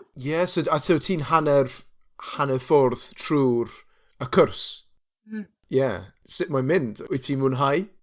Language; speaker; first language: Welsh; non-native, local second language; English